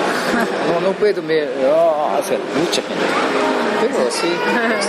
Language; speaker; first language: Spanish; non-native, learner; Japanese